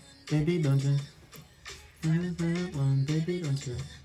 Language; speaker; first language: English; early bilingual, other home language; Korean